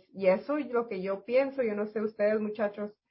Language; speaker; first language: Spanish; native; Spanish